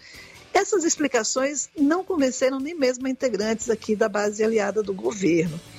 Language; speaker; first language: Portuguese; native; Portuguese